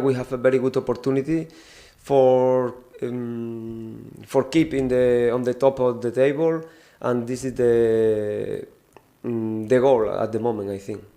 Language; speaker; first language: English; non-native, learner; Spanish